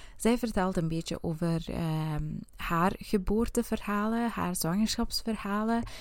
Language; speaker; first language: Dutch; native; Dutch